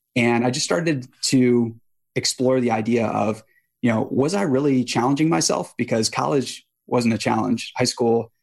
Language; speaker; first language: English; native; English